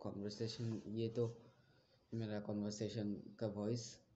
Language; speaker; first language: Hindi; non-native, learner; Bangla